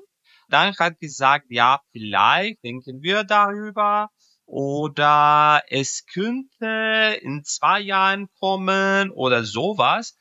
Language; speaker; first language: German; non-native, fluent; Serbian